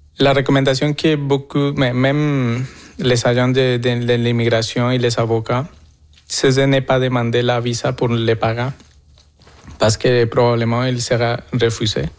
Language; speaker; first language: French; non-native, fluent; Spanish